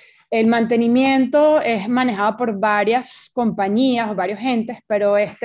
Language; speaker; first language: Spanish; native; Spanish